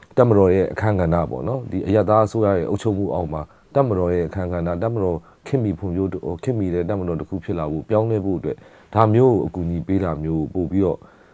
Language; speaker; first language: Burmese; native; Burmese